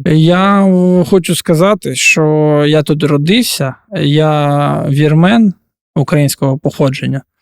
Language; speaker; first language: Ukrainian; non-native, local second language; Russian